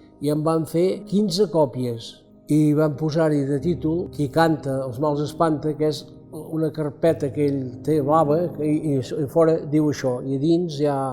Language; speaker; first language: Catalan; native; Catalan